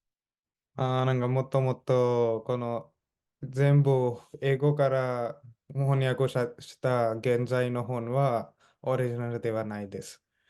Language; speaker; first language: Japanese; non-native, fluent; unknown